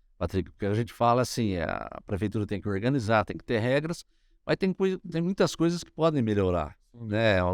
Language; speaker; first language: Portuguese; native; Portuguese